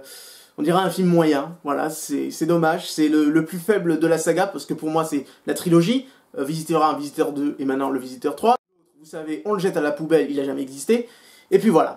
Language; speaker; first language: French; native; French